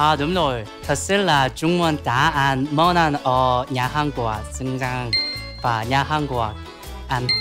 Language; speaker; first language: Vietnamese; non-native, learner; Korean